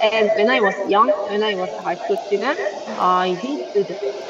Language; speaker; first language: English; non-native, learner; Korean